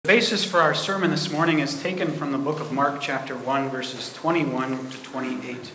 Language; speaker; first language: English; native; English